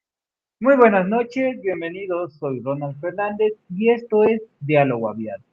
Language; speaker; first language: Spanish; native; Spanish